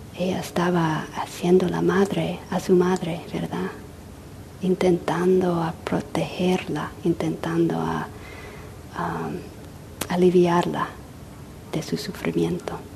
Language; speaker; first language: Spanish; non-native, fluent; English